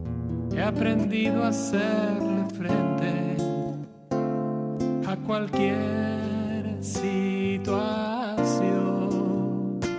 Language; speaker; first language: Spanish; native; Spanish